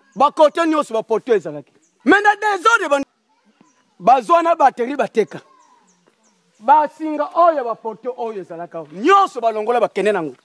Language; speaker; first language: Lingala; non-native, local second language; Kongo